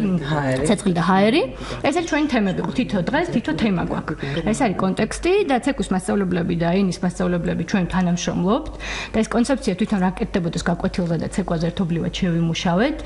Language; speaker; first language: Georgian; native; Georgian